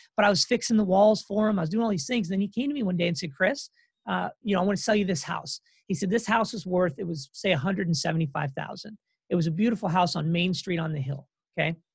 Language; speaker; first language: English; native; English